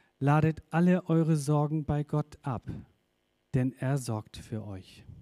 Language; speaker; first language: German; native; German